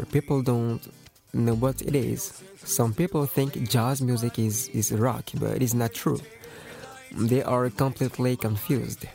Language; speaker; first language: English; non-native, fluent; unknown